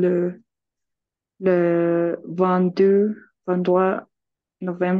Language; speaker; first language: French; non-native, learner; Spanish